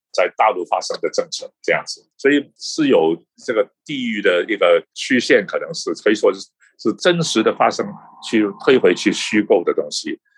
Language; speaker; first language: Chinese; non-native, local second language; Cantonese